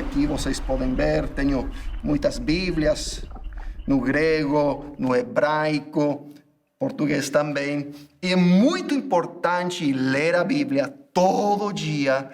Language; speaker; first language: Portuguese; non-native, fluent; English